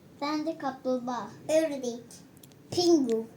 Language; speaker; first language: Turkish; early bilingual, heritage; Turkish